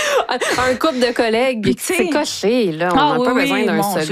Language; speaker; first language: French; native; French